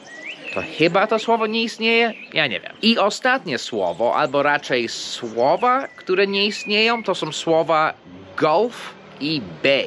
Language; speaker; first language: Polish; early bilingual, heritage; Polish